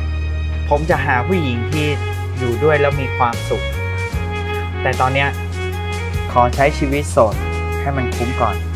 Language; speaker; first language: Thai; native; Thai